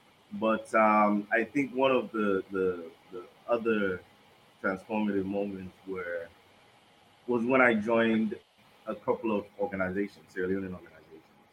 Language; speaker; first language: English; non-native, local second language; Krio